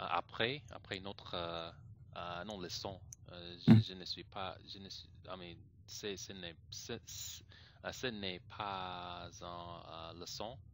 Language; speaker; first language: French; non-native, learner; English